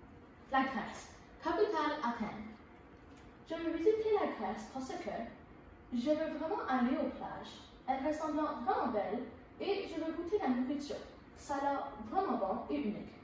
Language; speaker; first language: French; non-native, learner; English